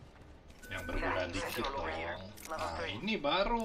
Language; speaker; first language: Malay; non-native, local second language; Sundanese